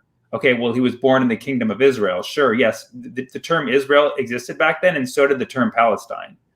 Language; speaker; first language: English; early bilingual, other home language; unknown